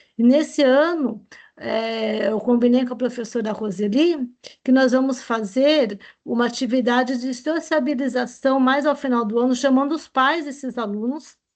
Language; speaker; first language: Portuguese; native; Portuguese